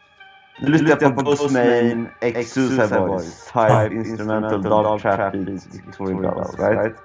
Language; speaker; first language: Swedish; native; Swedish